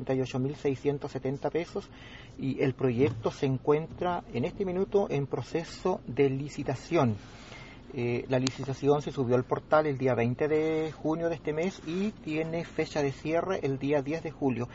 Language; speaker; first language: Spanish; native; Spanish